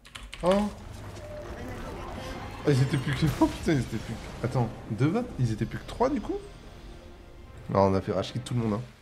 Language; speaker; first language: French; native; French